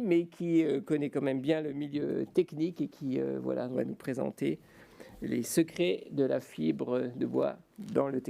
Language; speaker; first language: French; native; French